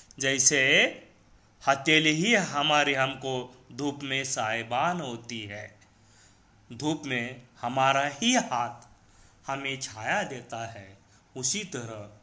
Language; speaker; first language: Hindi; non-native, local second language; Marathi